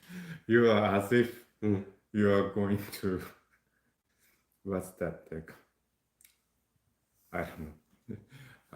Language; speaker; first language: English; non-native, fluent; Japanese